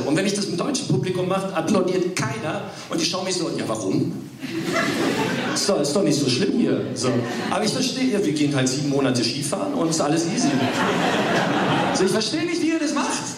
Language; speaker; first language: German; early bilingual, other home language; English